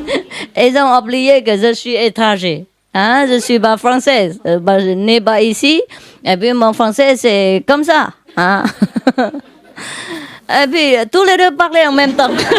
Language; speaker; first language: French; non-native, learner; Vietnamese